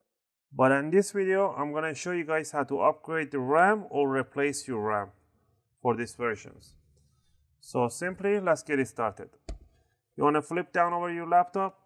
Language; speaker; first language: English; non-native, fluent; Spanish